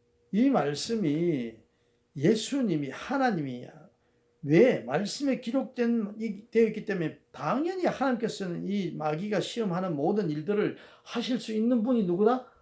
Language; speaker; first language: Korean; native; Korean